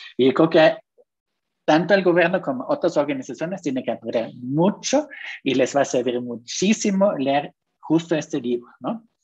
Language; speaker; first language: Spanish; non-native, fluent; German